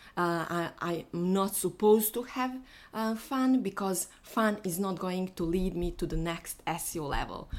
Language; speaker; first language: English; non-native, fluent; Bosnian